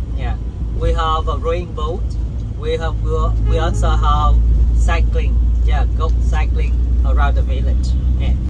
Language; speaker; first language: English; non-native, fluent; Vietnamese